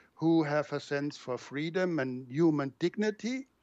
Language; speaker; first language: English; non-native, fluent; German